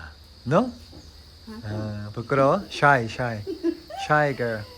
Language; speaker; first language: English; non-native, learner; Korean